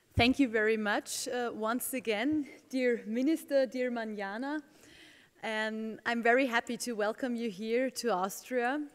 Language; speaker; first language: English; non-native, fluent; German